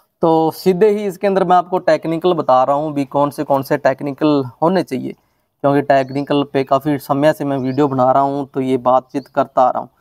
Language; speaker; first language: Hindi; non-native, local second language; Punjabi